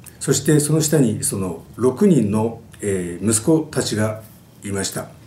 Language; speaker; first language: Japanese; native; Japanese